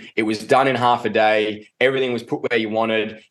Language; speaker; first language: English; native; English